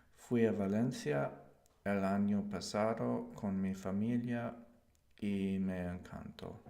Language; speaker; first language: Spanish; non-native, learner; English